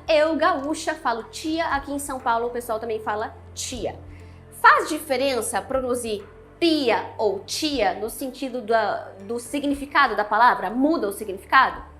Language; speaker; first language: Portuguese; native; Portuguese